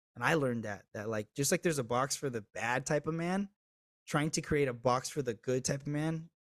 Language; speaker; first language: English; early bilingual, other home language; Spanish